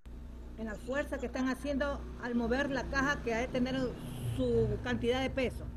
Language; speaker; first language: Spanish; native; Spanish